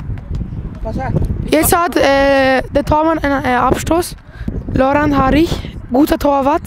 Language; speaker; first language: German; non-native, learner; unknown